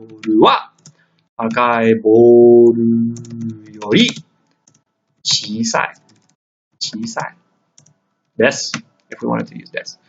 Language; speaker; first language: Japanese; non-native, fluent; English